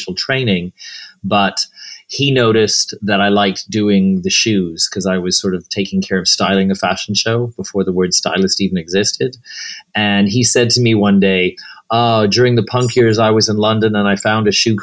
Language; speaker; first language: English; native; English